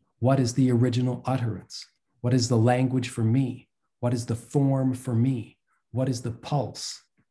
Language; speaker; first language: English; native; English